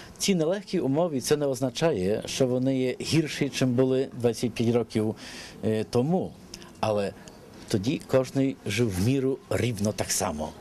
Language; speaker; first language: Ukrainian; early bilingual, heritage; Ukrainian